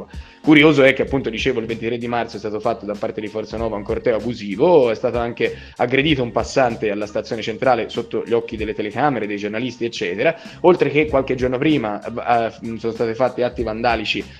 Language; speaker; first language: Italian; native; Italian